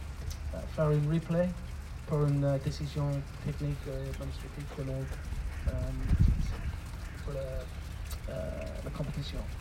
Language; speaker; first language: French; non-native, fluent; English